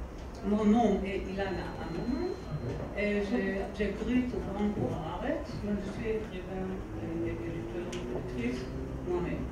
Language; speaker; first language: French; non-native, fluent; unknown